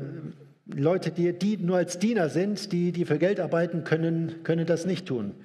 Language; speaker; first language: German; native; German